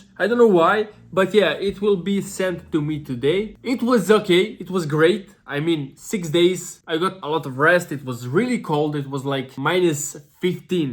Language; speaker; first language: English; non-native, fluent; Serbian